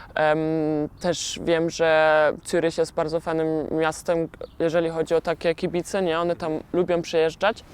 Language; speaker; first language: Polish; early bilingual, heritage; Polish